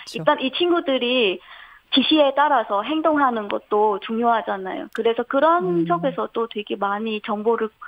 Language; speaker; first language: Korean; non-native, fluent; Vietnamese